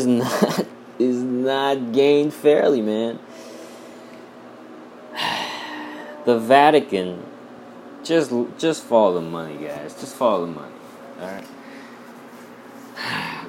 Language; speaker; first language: English; non-native, local second language; Bangla